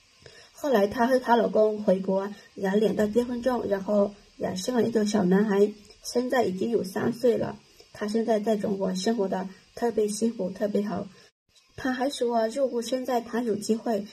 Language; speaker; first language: Chinese; non-native, fluent; Lao